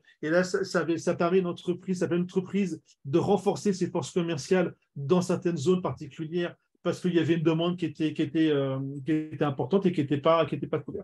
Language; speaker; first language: French; native; French